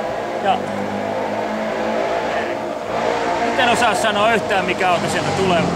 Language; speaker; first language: Finnish; native; Finnish